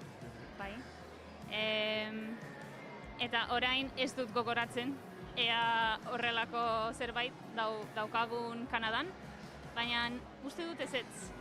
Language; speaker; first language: Basque; non-native, fluent; English